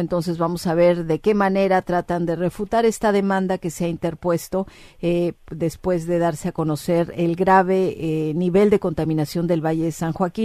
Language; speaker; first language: Spanish; native; Spanish